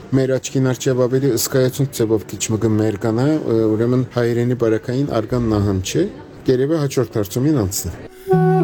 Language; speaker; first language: Armenian; native; Armenian